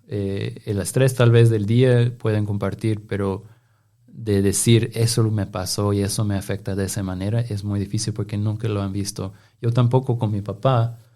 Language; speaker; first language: Spanish; non-native, fluent; English